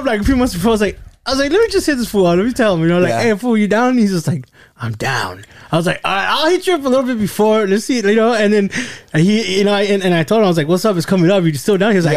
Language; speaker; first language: English; native; English